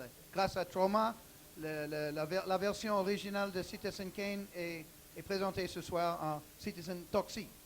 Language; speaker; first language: French; non-native, learner; English